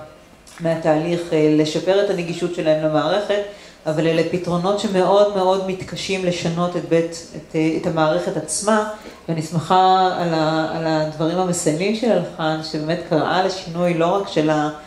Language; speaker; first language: Hebrew; native; Hebrew